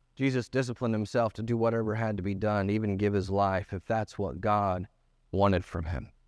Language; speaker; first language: English; native; English